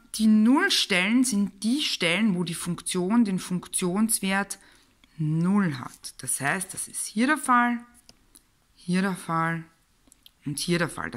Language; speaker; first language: German; native; German